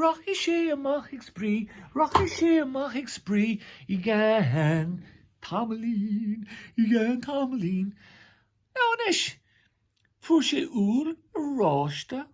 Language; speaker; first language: Irish; non-native, local second language; English